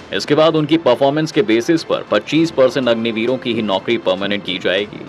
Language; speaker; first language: Hindi; native; Hindi